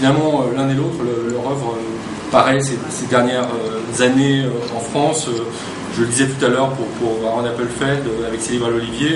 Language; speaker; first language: French; native; French